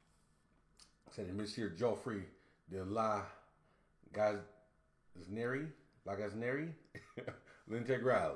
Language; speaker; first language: French; non-native, learner; English